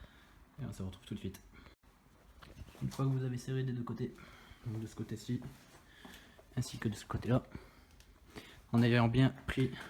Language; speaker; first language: French; native; French